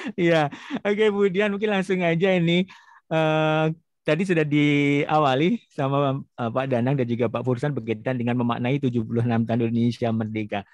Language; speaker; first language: Indonesian; native; Indonesian